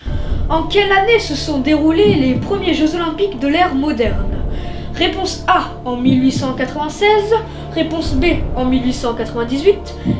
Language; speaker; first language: French; native; French